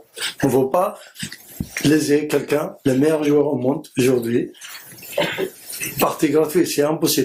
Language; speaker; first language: French; non-native, learner; Arabic